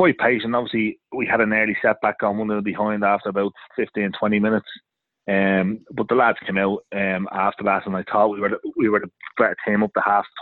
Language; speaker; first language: English; native; English